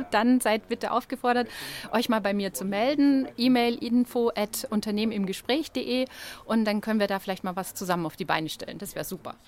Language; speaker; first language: German; native; German